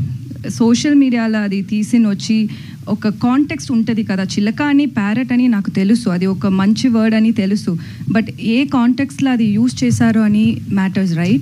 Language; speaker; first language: Telugu; non-native, learner; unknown